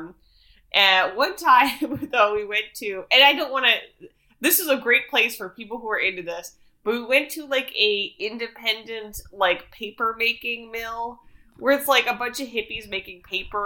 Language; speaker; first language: English; native; English